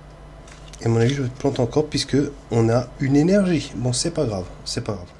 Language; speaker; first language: French; native; French